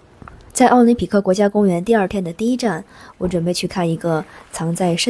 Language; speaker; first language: Chinese; native; Chinese